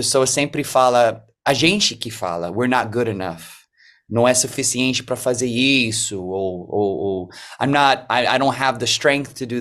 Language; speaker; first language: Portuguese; early bilingual, heritage; English